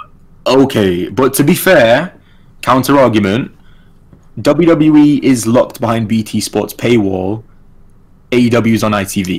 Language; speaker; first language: English; native; English